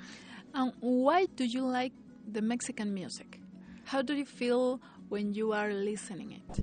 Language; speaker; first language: English; non-native, fluent; Spanish